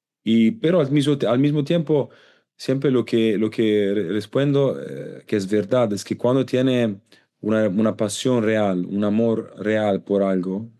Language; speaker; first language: Spanish; non-native, learner; Italian